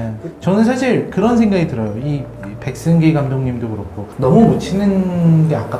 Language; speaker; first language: Korean; native; Korean